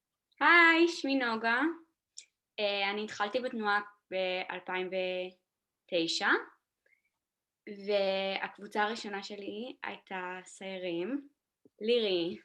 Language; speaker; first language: Hebrew; early bilingual, heritage; Hebrew